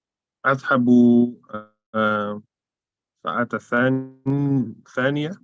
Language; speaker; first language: Arabic; non-native, learner; English